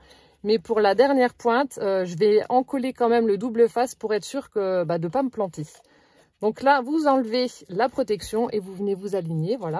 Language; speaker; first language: French; native; French